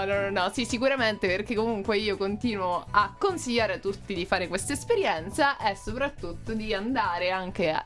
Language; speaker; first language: Italian; native; Italian